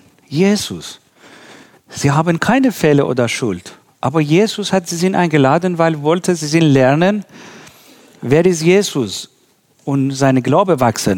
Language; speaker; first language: German; non-native, learner; Persian